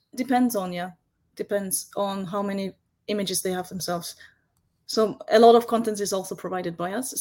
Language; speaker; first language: English; non-native, fluent; German